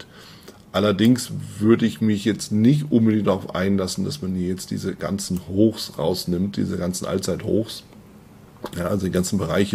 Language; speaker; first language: German; native; German